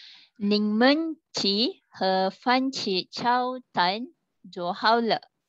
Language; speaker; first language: Chinese; non-native, learner; Malay